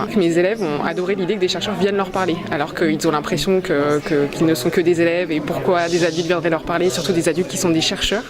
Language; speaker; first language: French; native; French